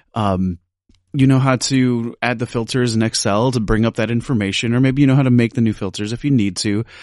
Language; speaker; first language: English; native; English